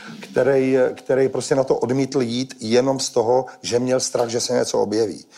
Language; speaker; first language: Czech; native; Czech